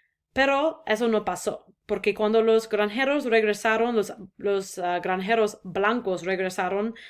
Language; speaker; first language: Spanish; non-native, fluent; English